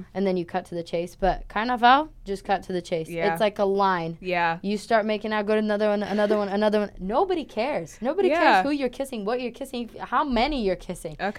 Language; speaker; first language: English; non-native, fluent; Portuguese